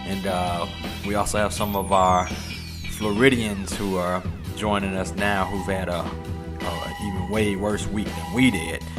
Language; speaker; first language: English; native; English